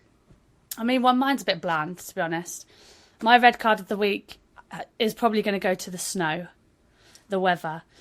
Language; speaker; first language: English; native; English